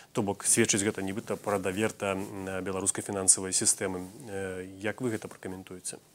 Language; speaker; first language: Belarusian; native; Belarusian